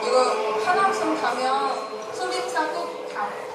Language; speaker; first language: Korean; non-native, fluent; Chinese